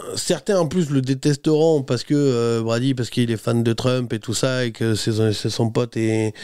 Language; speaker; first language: French; native; French